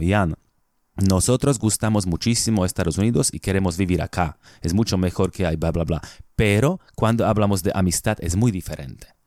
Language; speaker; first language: Spanish; non-native, fluent; Slovak